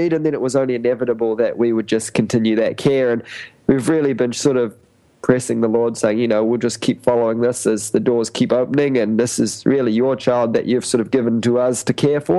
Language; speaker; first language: English; native; English